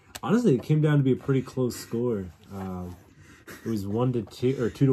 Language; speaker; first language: English; native; English